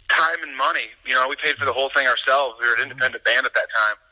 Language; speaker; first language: English; native; English